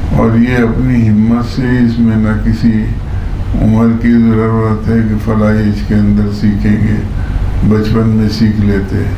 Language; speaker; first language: Urdu; native; Urdu